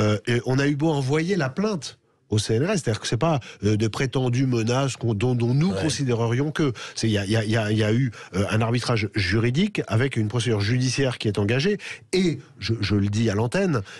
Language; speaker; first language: French; native; French